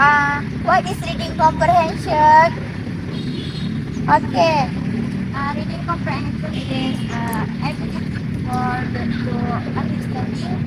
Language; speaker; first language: English; non-native, learner; Indonesian